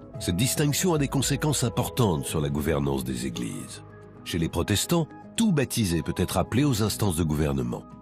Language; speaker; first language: French; native; French